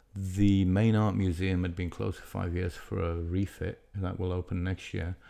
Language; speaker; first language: English; native; English